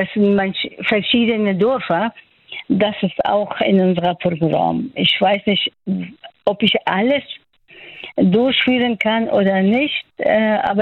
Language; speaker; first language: German; non-native, fluent; Persian